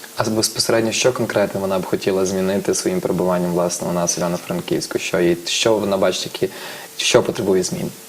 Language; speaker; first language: Ukrainian; native; Ukrainian